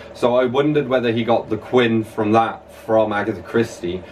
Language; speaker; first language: English; native; English